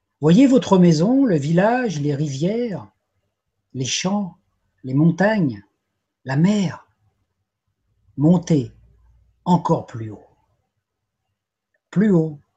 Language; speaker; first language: French; native; French